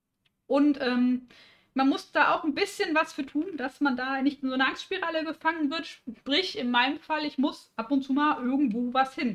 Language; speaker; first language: German; native; German